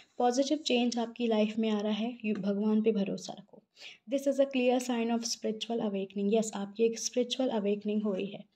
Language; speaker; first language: Hindi; native; Hindi